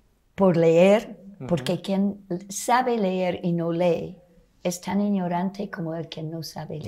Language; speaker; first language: Spanish; non-native, fluent; English